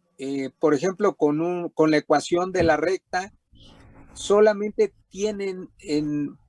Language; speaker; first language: Spanish; native; Spanish